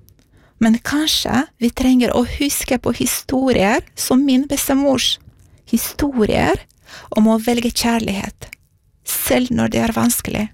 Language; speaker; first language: Norwegian; non-native, fluent; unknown